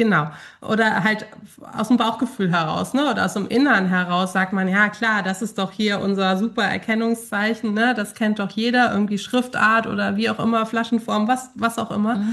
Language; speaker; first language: German; native; German